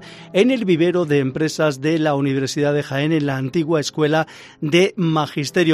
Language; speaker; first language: Spanish; native; Spanish